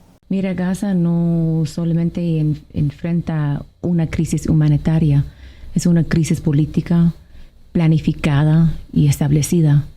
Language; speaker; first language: Spanish; non-native, fluent; Arabic